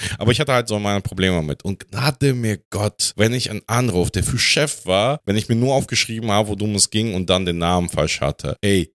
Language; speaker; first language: German; non-native, fluent; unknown